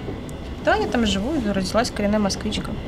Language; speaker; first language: Russian; native; Russian